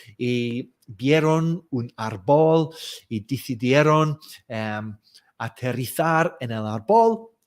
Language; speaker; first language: Spanish; non-native, fluent; English